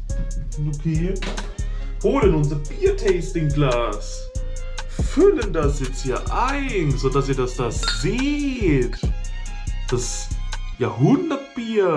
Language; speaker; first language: German; native; German